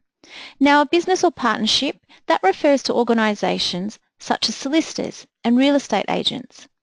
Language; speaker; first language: English; native; English